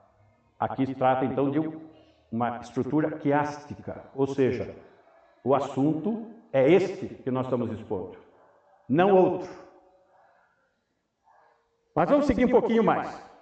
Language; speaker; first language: Portuguese; native; Portuguese